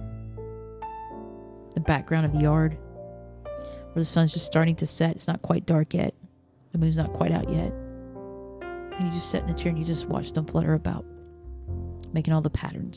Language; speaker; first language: English; native; English